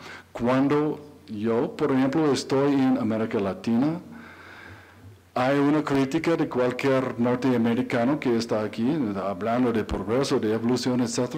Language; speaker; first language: Spanish; non-native, learner; English